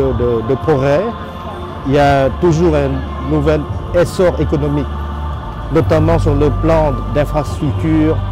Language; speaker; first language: French; non-native, fluent; Lao